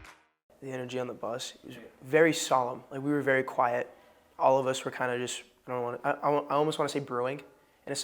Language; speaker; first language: English; native; English